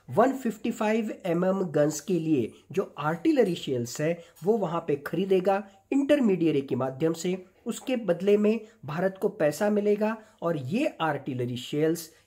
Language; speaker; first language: Hindi; non-native, local second language; Marathi